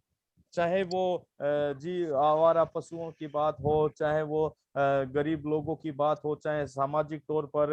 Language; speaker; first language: Hindi; native; Hindi